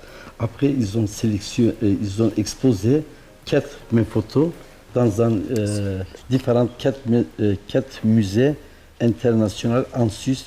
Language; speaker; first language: French; non-native, learner; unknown